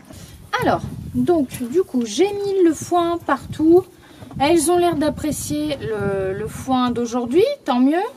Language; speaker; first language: French; native; French